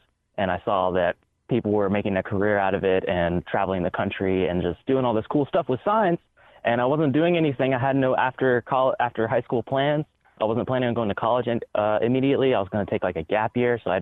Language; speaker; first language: English; native; English